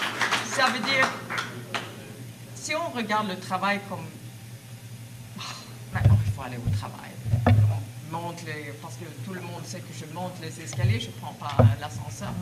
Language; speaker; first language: French; non-native, fluent; Swedish